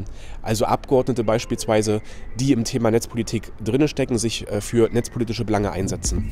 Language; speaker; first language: German; native; German